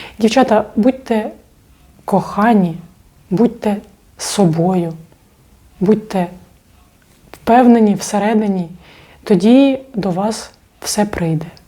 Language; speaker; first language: Ukrainian; non-native, local second language; Russian